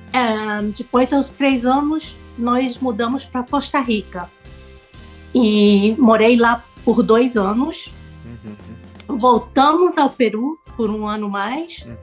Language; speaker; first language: Portuguese; non-native, local second language; Spanish